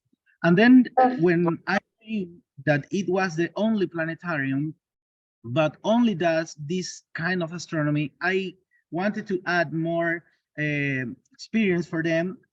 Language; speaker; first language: English; non-native, learner; Spanish